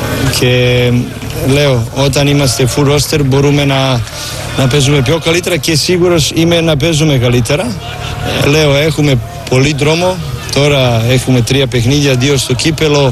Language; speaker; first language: Greek; non-native, learner; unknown